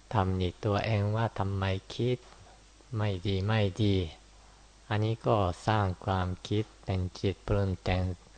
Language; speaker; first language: Thai; non-native, fluent; Japanese